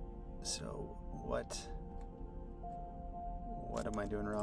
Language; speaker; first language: English; native; English